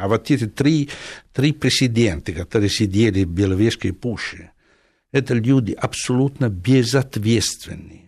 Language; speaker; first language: Russian; non-native, fluent; Italian